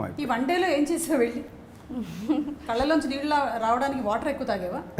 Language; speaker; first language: Telugu; native; Telugu